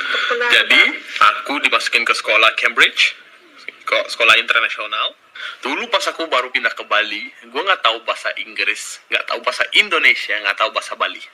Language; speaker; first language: Indonesian; early bilingual, other home language; Russian